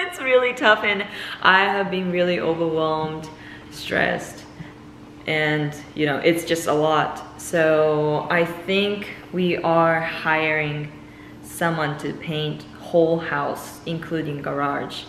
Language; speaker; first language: English; non-native, fluent; Japanese